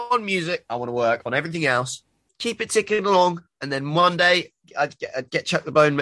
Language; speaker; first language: English; native; English